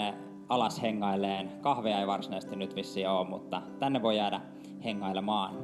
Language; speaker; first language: Finnish; native; Finnish